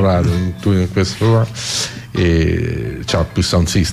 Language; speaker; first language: Italian; native; Italian